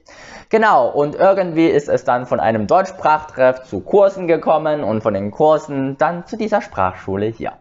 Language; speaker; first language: German; early bilingual, other home language; Vietnamese